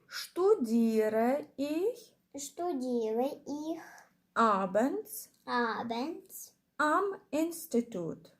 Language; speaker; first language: German; non-native, fluent; Ukrainian